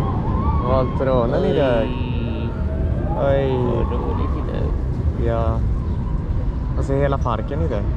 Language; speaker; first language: Swedish; native; Swedish